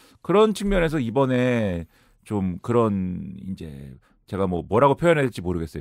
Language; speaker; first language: Korean; native; Korean